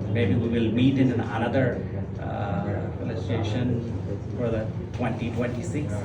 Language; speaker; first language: English; non-native, local second language; Telugu